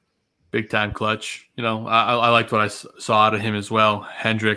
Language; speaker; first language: English; native; English